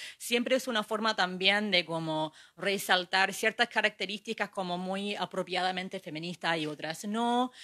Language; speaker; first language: Spanish; non-native, fluent; English